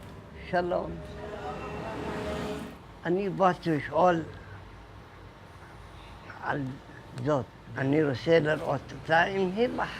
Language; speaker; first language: Hebrew; non-native, learner; Arabic